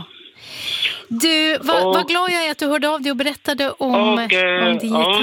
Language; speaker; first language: Swedish; native; Swedish